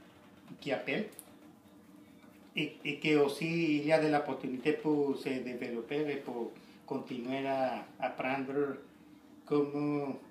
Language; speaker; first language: French; non-native, learner; Spanish